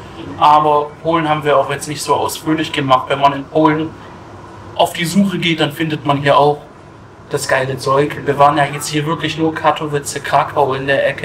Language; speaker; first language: German; native; German